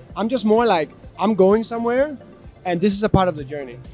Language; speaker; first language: English; non-native, fluent; Danish